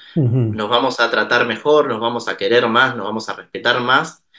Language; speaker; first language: Spanish; native; Spanish